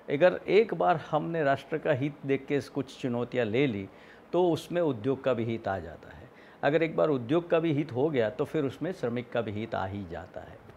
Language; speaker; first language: Hindi; non-native, local second language; Gujarati